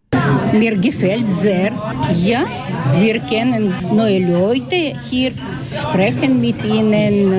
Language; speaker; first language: German; non-native, learner; Ukrainian